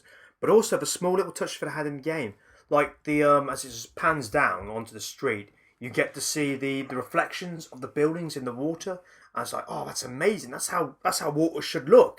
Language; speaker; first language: English; native; English